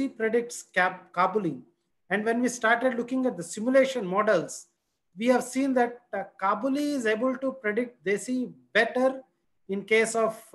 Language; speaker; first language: English; non-native, local second language; Telugu